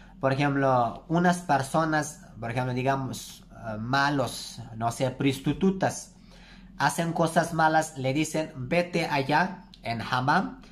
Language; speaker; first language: Spanish; non-native, learner; Turkish